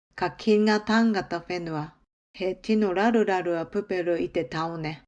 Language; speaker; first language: Māori; non-native, learner; Japanese